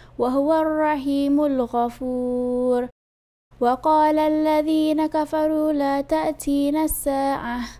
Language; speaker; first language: Arabic; non-native, learner; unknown